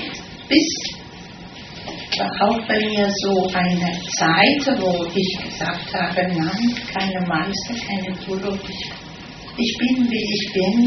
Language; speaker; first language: German; non-native, fluent; Italian